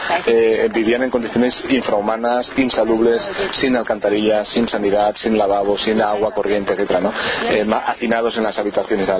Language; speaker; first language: Spanish; native; Spanish